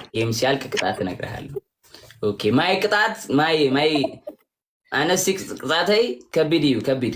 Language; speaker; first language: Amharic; non-native, learner; Tigrinya